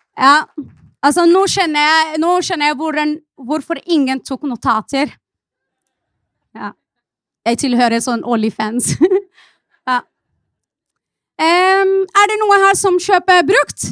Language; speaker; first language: Norwegian; non-native, fluent; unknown